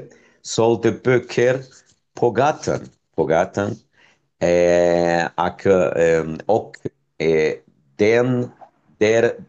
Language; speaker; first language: Swedish; non-native, learner; Spanish